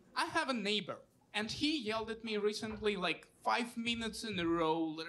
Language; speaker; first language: English; non-native, fluent; Russian